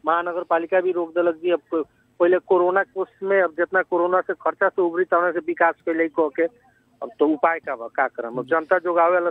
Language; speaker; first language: Bhojpuri; native; Bhojpuri